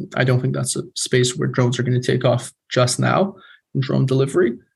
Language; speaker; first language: English; non-native, fluent; Polish